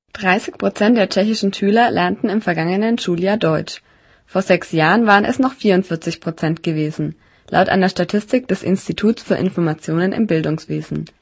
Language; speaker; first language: German; native; German